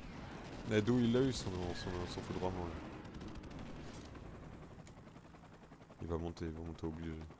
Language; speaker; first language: French; native; French